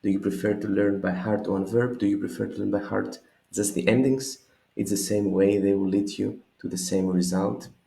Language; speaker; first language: English; non-native, fluent; Greek